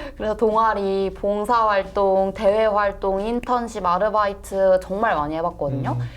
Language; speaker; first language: Korean; native; Korean